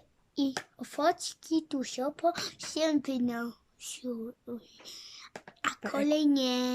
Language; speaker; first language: Polish; early bilingual, heritage; Polish